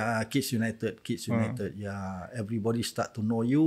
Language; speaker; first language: English; non-native, local second language; Malay